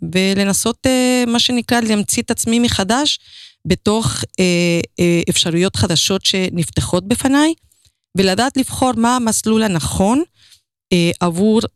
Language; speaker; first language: Hebrew; non-native, fluent; Spanish